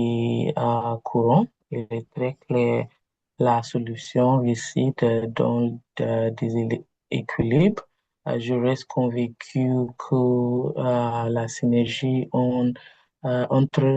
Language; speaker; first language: French; non-native, learner; Igbo